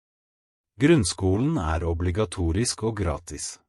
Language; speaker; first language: Norwegian; non-native, fluent; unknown